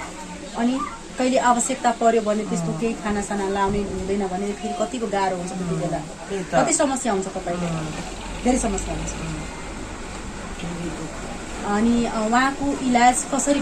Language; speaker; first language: Nepali; non-native, local second language; Maithili